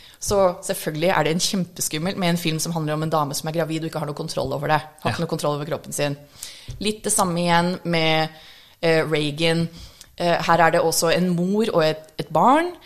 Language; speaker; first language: Norwegian; non-native, fluent; English